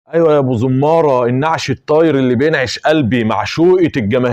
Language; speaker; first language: Arabic; native; Arabic